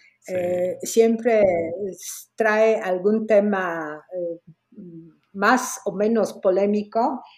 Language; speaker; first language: Spanish; non-native, fluent; Polish